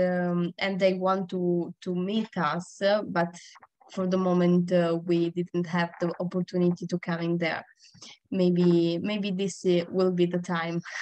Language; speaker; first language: English; non-native, learner; Italian